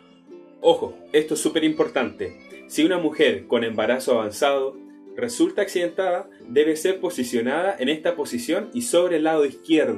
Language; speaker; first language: Spanish; native; Spanish